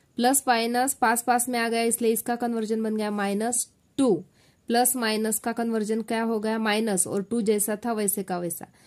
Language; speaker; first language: Hindi; non-native, local second language; Marathi